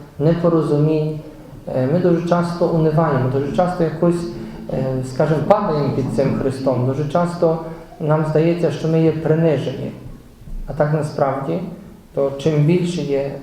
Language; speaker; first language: Ukrainian; non-native, fluent; Polish